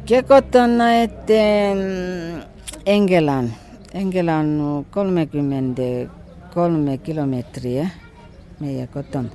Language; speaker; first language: Finnish; non-native, fluent; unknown